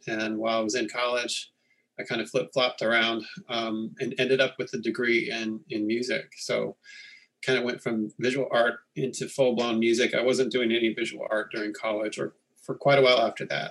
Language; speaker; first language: English; native; English